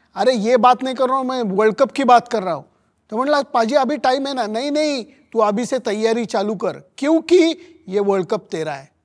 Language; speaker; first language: Hindi; non-native, local second language; Marathi